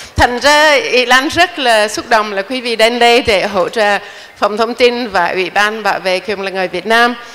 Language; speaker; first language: Vietnamese; non-native, fluent; English